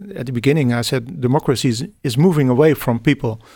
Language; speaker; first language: English; non-native, fluent; Dutch